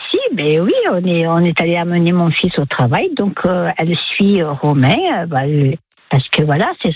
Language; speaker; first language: French; native; French